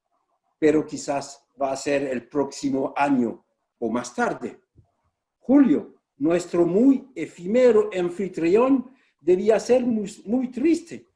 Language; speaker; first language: Spanish; non-native, fluent; French